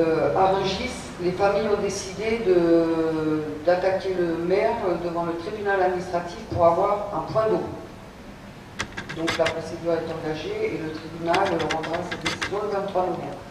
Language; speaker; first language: French; native; French